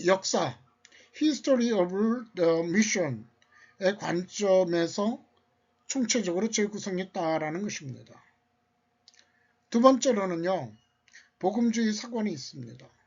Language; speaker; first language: Korean; native; Korean